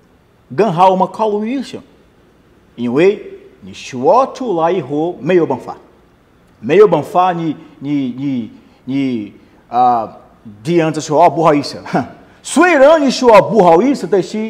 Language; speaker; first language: Chinese; non-native, learner; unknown